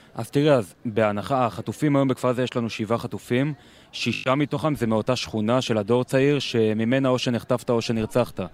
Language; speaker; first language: Hebrew; native; Hebrew